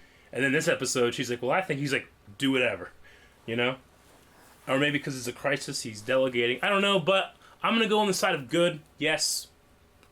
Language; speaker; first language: English; native; English